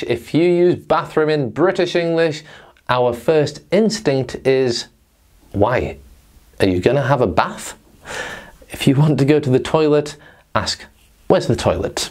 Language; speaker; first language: English; native; English